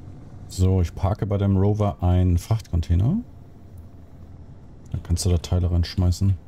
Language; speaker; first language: German; native; German